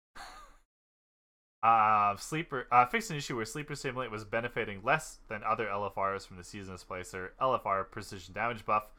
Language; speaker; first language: English; native; English